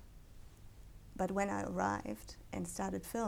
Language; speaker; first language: English; non-native, fluent; German